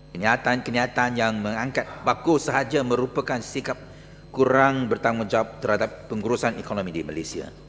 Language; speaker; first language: Malay; non-native, local second language; Chinese